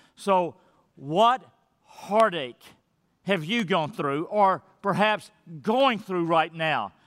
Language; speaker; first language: English; native; English